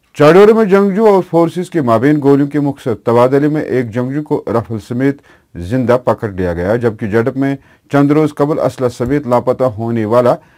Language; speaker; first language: Urdu; non-native, local second language; Kashmiri